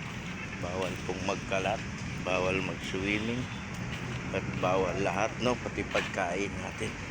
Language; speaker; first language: Filipino; native; Filipino